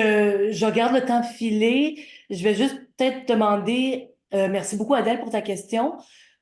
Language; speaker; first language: French; native; French